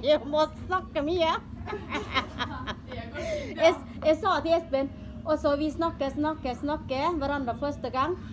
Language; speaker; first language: Norwegian; non-native, learner; Thai